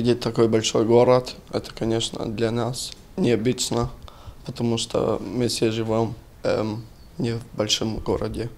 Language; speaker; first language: Russian; non-native, learner; German